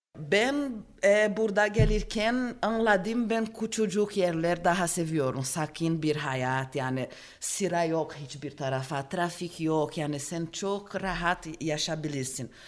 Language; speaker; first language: Turkish; non-native, learner; Portuguese